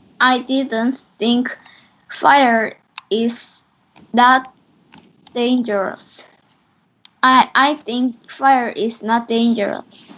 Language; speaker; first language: English; non-native, learner; Korean